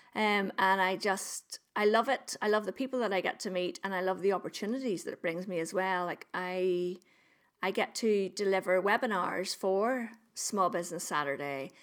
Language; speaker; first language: English; native; English